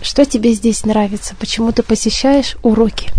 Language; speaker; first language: Russian; native; Russian